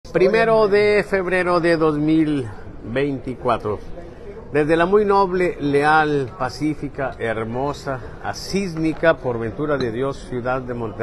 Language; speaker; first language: Spanish; native; Spanish